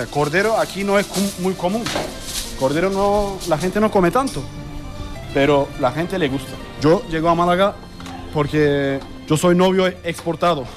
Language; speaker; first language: Spanish; non-native, learner; Turkish